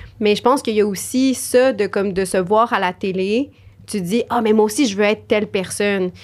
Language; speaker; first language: French; native; French